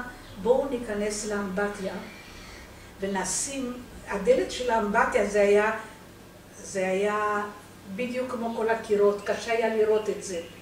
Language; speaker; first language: Hebrew; non-native, fluent; Romanian